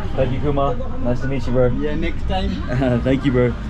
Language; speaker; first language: English; native; English